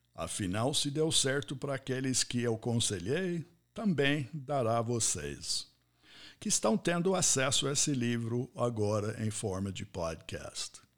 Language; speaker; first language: Portuguese; non-native, fluent; English